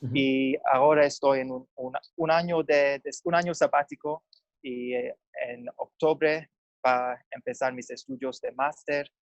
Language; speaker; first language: Spanish; non-native, fluent; Turkish